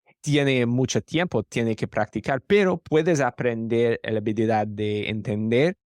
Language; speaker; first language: Spanish; non-native, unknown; English